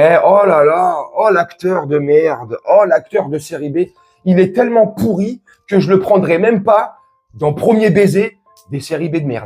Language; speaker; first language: French; native; French